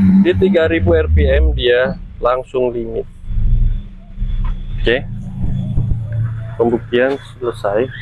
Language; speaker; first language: Indonesian; native; Indonesian